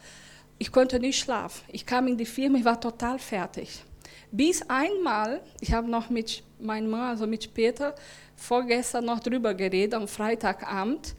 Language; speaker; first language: German; non-native, learner; Portuguese